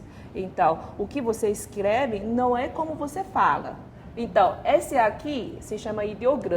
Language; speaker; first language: Portuguese; non-native, fluent; Chinese